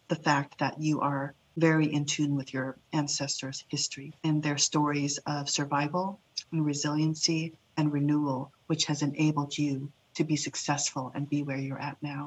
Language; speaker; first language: English; early bilingual, other home language; Lao